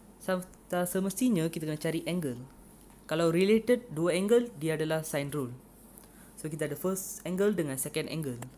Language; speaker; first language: Malay; non-native, local second language; Tamil